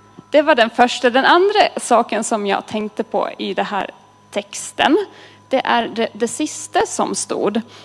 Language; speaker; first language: Swedish; native; Swedish